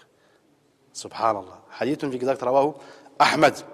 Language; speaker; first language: German; non-native, fluent; Arabic